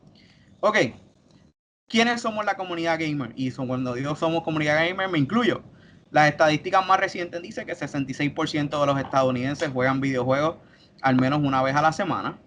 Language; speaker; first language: Spanish; native; Spanish